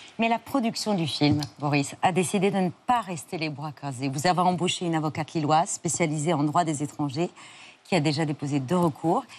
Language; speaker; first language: French; native; French